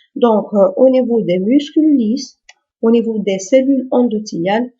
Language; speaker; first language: French; non-native, local second language; Arabic